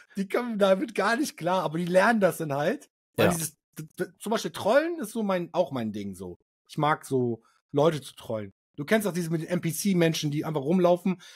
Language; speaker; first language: German; early bilingual, other home language; Arabic